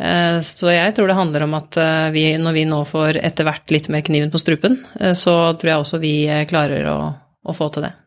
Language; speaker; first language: Norwegian; native; Norwegian